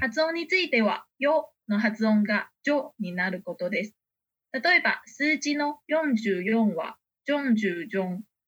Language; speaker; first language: Japanese; non-native, fluent; Chinese